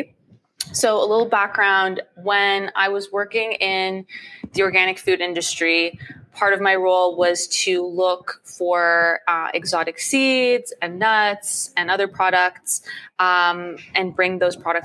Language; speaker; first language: English; native; English